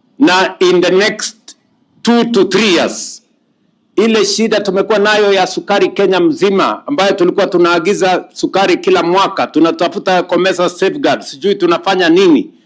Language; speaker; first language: Swahili; native; Swahili